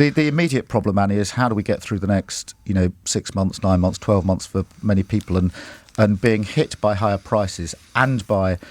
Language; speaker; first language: English; native; English